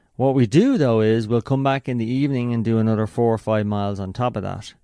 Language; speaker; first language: English; native; English